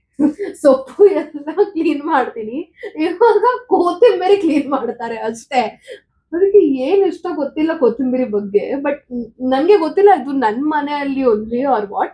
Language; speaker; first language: Kannada; non-native, learner; Marathi